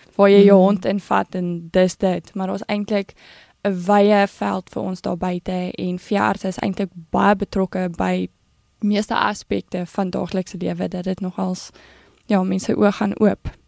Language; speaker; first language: Afrikaans; native; Afrikaans